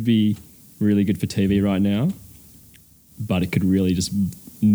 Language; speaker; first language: English; native; English